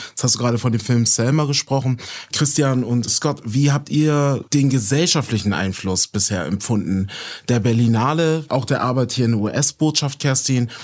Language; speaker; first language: German; native; German